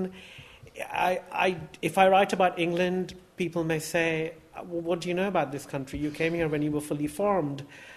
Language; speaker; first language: English; non-native, local second language; Bangla